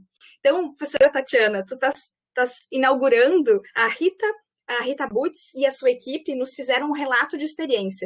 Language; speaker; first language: Portuguese; native; Portuguese